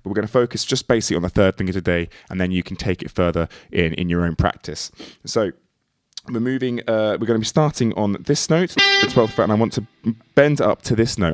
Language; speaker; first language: English; native; English